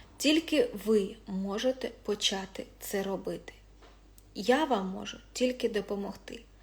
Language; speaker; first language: Ukrainian; non-native, local second language; Russian